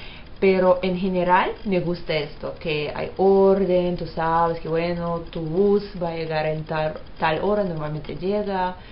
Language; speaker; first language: Spanish; non-native, fluent; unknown